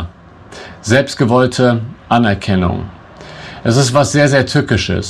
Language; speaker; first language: German; native; German